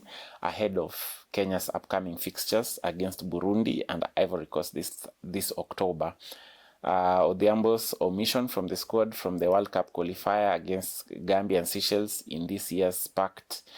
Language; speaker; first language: English; non-native, local second language; Swahili